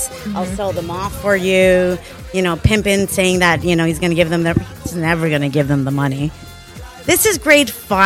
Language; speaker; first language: English; non-native, fluent; Spanish